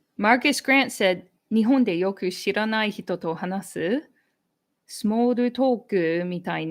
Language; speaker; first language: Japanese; non-native, fluent; English